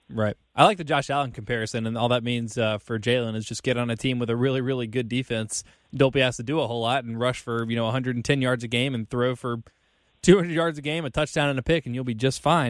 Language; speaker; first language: English; native; English